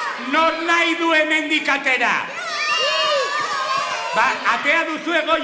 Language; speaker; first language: Basque; non-native, local second language; Spanish